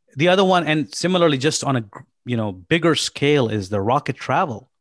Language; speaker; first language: English; non-native, local second language; Urdu